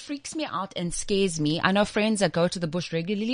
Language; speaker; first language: English; native; English